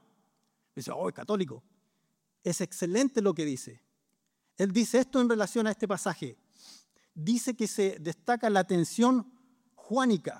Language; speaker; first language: Spanish; native; Spanish